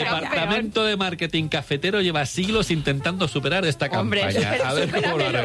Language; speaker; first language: Spanish; native; Spanish